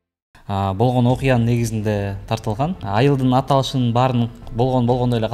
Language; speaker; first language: Kyrgyz; native; Kyrgyz